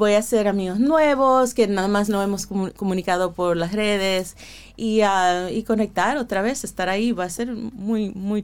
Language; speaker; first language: Spanish; early bilingual, heritage; Spanish